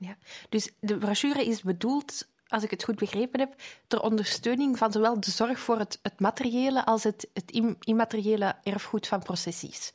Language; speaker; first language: Dutch; native; Dutch